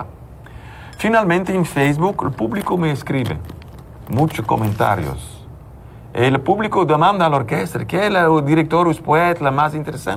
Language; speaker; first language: Spanish; non-native, learner; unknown